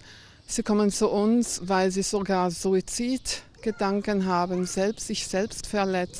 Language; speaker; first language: German; non-native, fluent; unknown